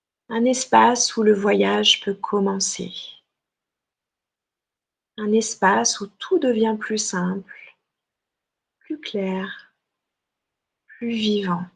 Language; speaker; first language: French; native; French